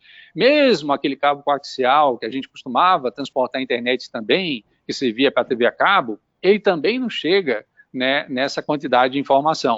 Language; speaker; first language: Portuguese; native; Portuguese